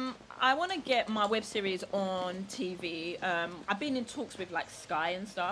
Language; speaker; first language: English; native; English